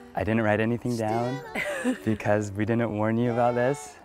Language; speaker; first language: English; native; English